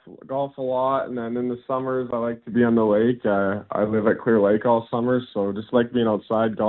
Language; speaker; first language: English; native; English